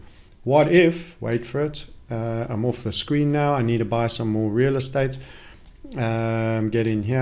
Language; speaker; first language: English; native; English